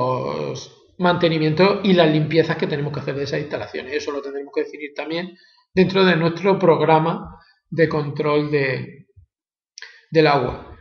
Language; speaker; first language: Spanish; native; Spanish